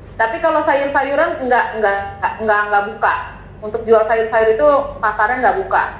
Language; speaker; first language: Indonesian; native; Indonesian